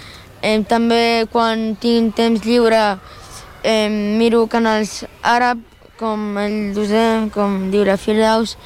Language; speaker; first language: Catalan; early bilingual, other home language; Arabic